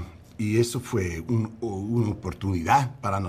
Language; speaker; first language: Spanish; non-native, learner; English